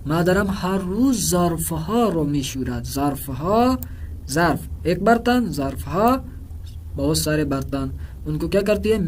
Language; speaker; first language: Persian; non-native, fluent; Urdu